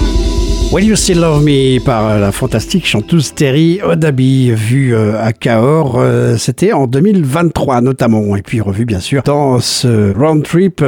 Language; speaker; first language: French; native; French